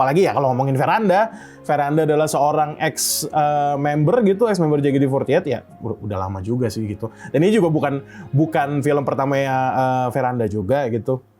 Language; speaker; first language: Indonesian; native; Indonesian